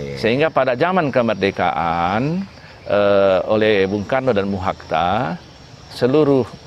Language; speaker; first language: Indonesian; native; Indonesian